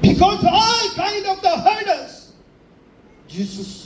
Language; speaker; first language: English; non-native, local second language; Urdu